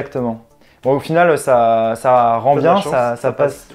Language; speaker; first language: French; native; French